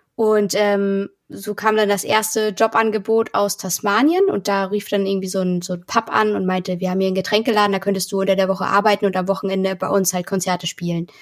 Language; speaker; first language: German; native; German